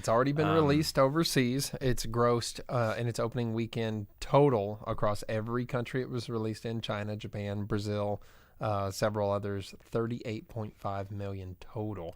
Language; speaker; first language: English; native; English